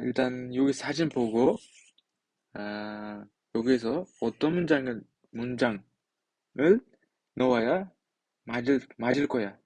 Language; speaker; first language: Korean; non-native, fluent; Uzbek